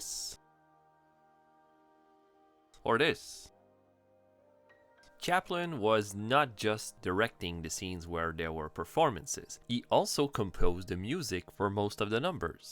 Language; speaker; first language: English; non-native, fluent; French